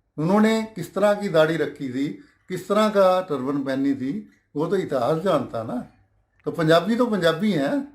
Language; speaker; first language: Hindi; non-native, local second language; Punjabi